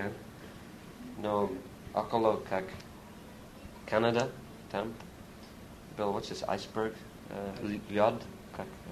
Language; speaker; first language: Russian; non-native, learner; English